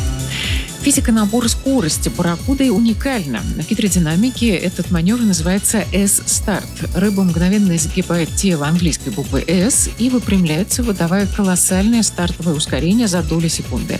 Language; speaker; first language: Russian; native; Russian